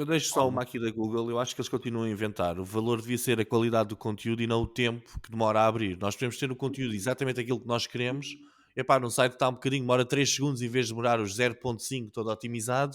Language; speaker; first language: Portuguese; native; Portuguese